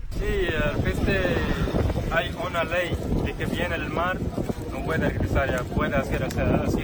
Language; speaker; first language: Spanish; non-native, learner; Arabic